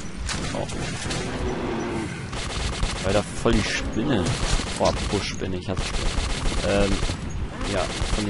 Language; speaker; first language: German; native; German